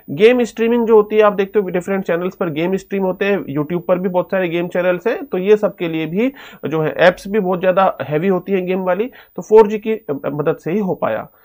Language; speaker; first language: Hindi; native; Hindi